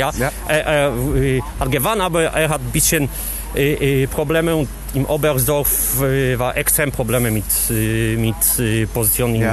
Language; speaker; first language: German; non-native, learner; Polish